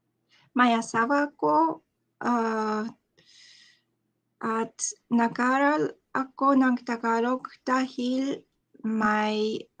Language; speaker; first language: Filipino; non-native, learner; Japanese